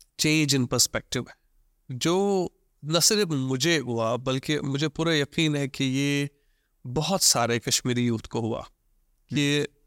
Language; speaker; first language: Hindi; non-native, local second language; Kashmiri